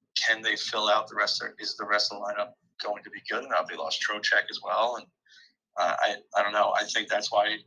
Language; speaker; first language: English; native; English